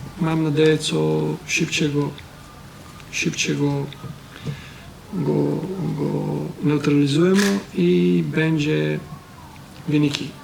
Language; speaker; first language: Polish; non-native, learner; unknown